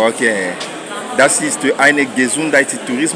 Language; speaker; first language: German; non-native, learner; French